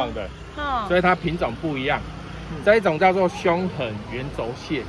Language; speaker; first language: Chinese; native; Chinese